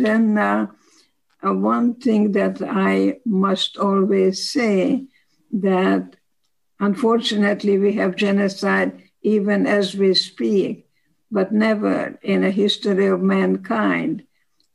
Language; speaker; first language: English; non-native, fluent; Slovak